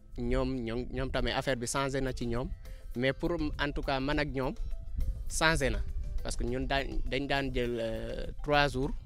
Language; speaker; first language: Wolof; non-native, local second language; Fula